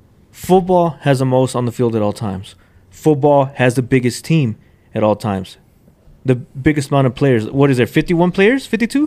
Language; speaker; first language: English; early bilingual, other home language; Spanish